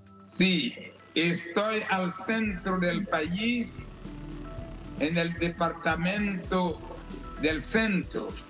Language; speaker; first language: Spanish; non-native, fluent; Haitian Creole